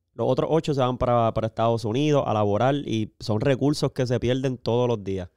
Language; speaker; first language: Spanish; native; Spanish